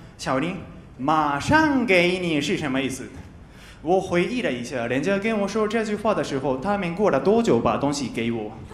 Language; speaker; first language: Chinese; non-native, fluent; Japanese